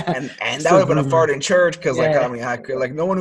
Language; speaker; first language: English; native; English